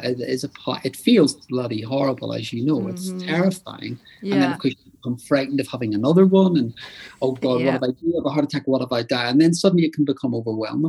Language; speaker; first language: English; native; English